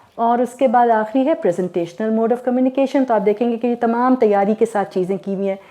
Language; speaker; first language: Urdu; native; Urdu